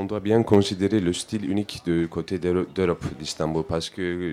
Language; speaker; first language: French; non-native, learner; Turkish